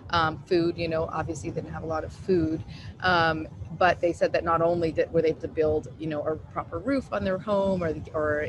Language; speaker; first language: English; native; English